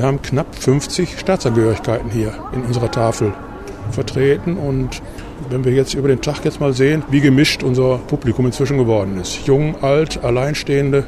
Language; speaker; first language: German; native; German